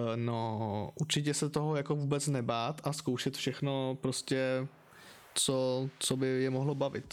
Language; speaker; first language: Czech; native; Czech